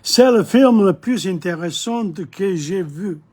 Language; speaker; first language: French; non-native, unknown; English